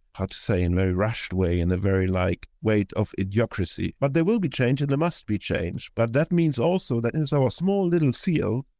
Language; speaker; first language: English; non-native, fluent; German